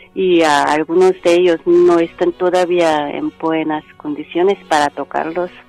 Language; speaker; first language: Spanish; non-native, learner; Korean